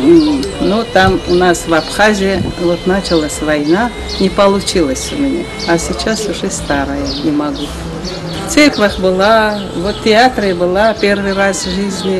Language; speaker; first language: Russian; non-native, local second language; Armenian